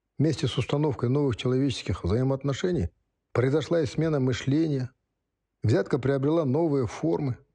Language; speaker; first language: Russian; non-native, local second language; Kazakh